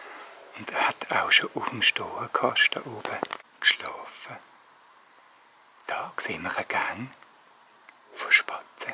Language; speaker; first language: German; native; German